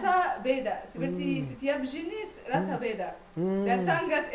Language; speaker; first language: Indonesian; non-native, learner; Arabic